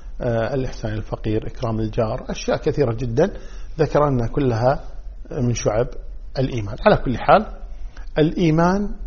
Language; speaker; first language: Arabic; native; Arabic